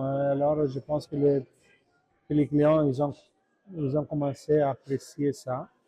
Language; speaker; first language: French; non-native, learner; Italian